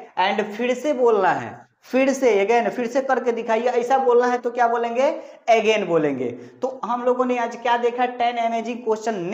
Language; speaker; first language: Hindi; native; Hindi